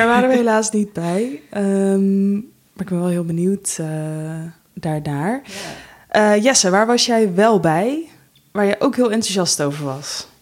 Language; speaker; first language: Dutch; native; Dutch